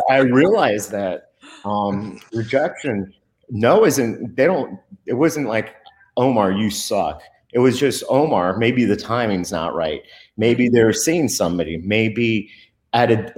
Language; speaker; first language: English; early bilingual, other home language; Spanish